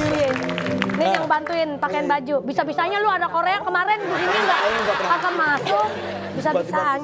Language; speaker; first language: Indonesian; native; Indonesian